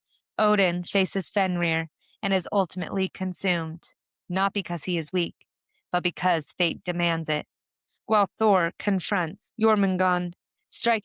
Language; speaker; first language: English; native; English